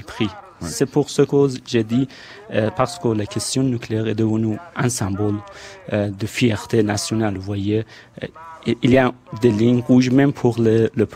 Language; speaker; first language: French; non-native, fluent; Persian